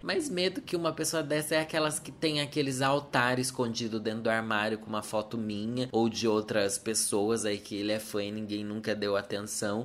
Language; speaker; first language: Portuguese; native; Portuguese